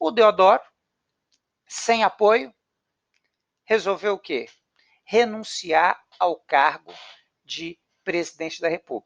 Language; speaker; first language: Portuguese; native; Portuguese